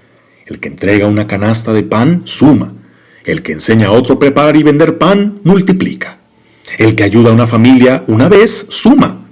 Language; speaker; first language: Spanish; native; Spanish